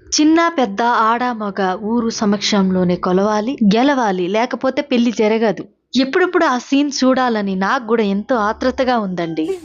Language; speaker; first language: Telugu; non-native, local second language; Koya